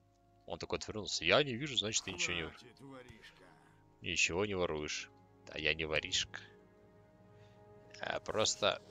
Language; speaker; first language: Russian; native; Russian